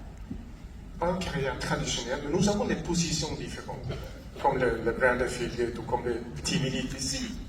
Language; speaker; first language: French; non-native, fluent; English